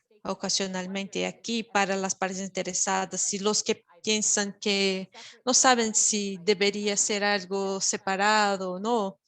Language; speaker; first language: Spanish; non-native, fluent; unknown